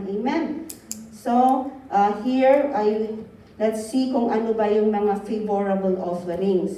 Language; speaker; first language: Filipino; native; Filipino